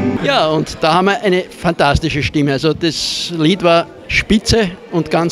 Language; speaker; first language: German; native; German